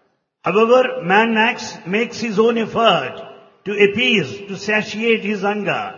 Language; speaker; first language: English; non-native, local second language; Telugu